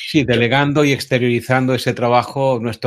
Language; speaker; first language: Spanish; native; Spanish